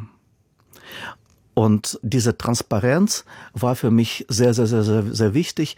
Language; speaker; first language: German; non-native, fluent; Russian